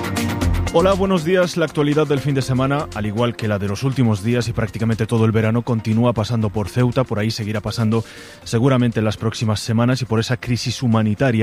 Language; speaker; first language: Spanish; native; Spanish